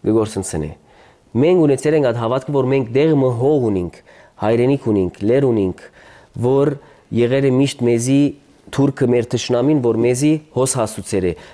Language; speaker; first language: Armenian; early bilingual, heritage; Armenian